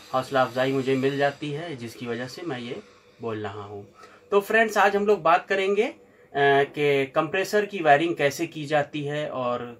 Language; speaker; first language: Hindi; native; Hindi